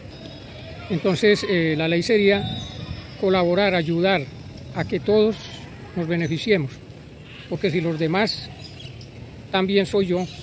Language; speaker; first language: Spanish; native; Spanish